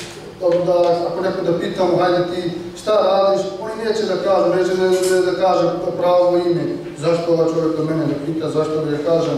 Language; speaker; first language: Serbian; non-native, learner; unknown